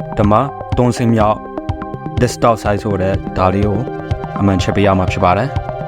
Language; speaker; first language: Burmese; non-native, local second language; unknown